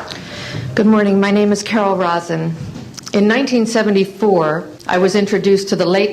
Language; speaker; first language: English; native; English